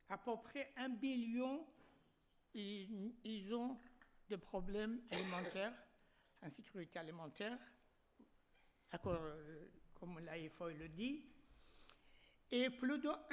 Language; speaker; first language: French; non-native, fluent; Persian